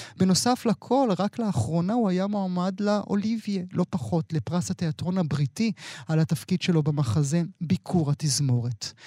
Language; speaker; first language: Hebrew; native; Hebrew